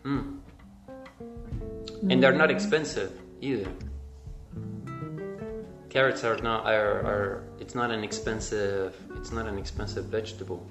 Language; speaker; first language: English; non-native, fluent; Spanish